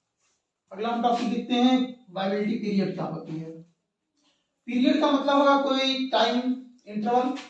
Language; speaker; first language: Hindi; native; Hindi